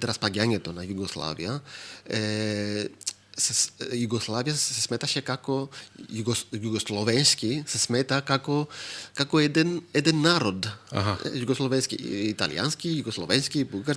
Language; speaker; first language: Macedonian; non-native, fluent; Greek